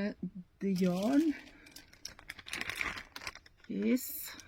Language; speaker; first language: English; non-native, learner; Norwegian